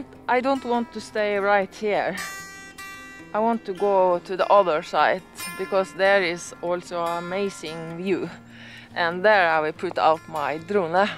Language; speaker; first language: English; non-native, learner; Norwegian